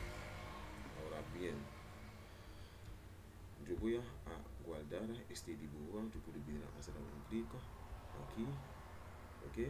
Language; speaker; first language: Spanish; non-native, learner; Haitian Creole